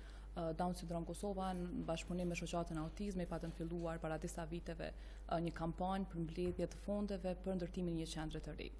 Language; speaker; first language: Albanian; native; Albanian